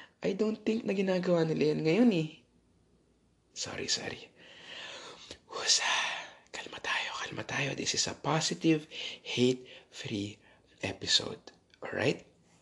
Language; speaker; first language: English; non-native, local second language; Filipino